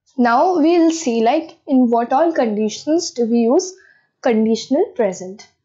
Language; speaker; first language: English; non-native, local second language; Hindi